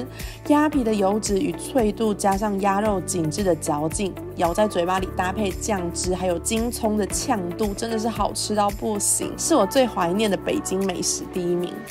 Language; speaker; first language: Chinese; native; Chinese